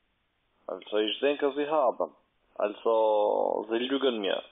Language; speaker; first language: German; non-native, learner; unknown